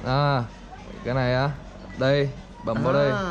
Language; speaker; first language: Vietnamese; native; Vietnamese